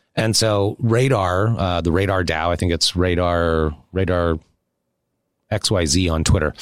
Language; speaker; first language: English; native; English